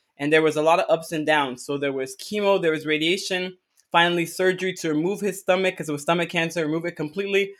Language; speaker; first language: English; early bilingual, other home language; Akan